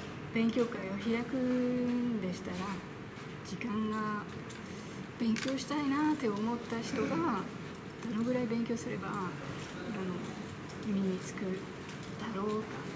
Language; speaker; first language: Japanese; non-native, fluent; French